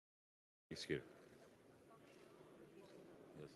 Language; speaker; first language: English; non-native, fluent; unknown